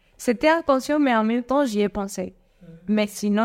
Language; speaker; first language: French; non-native, fluent; Spanish